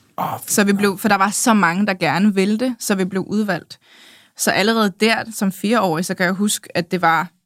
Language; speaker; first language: Danish; early bilingual, other home language; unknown